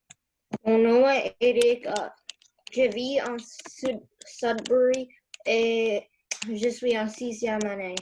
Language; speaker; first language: French; non-native, learner; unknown